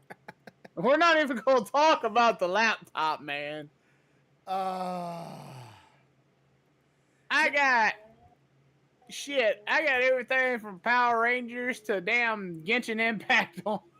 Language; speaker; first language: English; native; English